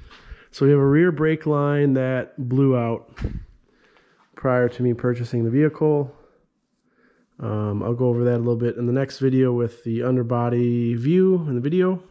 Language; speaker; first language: English; native; English